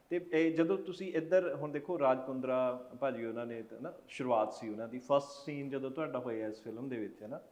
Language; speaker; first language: Punjabi; native; Punjabi